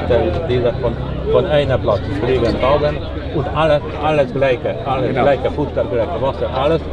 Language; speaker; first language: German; non-native, learner; Hungarian